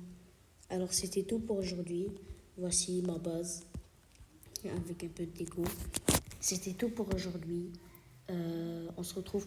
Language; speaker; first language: French; native; French